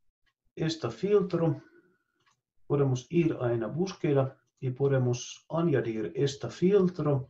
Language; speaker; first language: Spanish; non-native, fluent; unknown